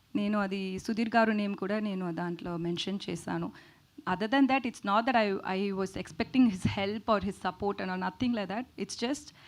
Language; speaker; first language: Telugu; non-native, learner; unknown